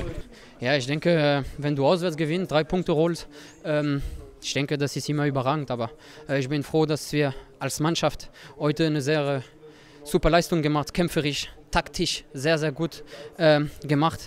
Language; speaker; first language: German; non-native, fluent; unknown